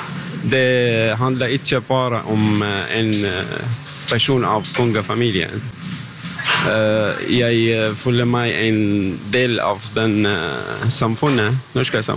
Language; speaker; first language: Norwegian; non-native, fluent; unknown